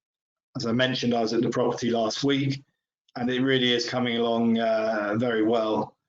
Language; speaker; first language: English; native; English